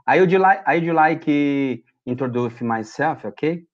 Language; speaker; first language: English; non-native, learner; Portuguese